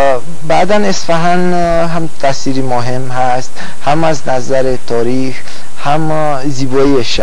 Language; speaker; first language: Persian; non-native, fluent; Romanian